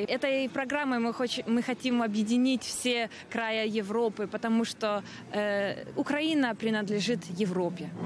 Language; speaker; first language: Ukrainian; early bilingual, heritage; Ukrainian